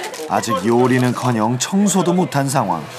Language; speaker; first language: Korean; native; Korean